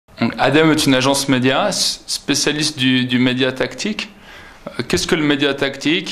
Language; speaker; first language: French; native; French